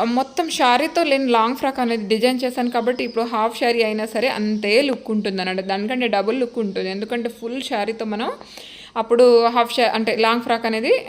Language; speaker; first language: Telugu; native; Telugu